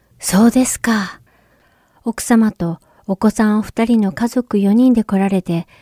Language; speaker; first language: Japanese; native; Japanese